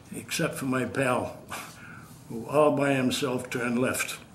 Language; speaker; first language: English; native; English